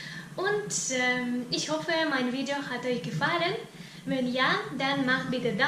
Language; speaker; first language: German; non-native, fluent; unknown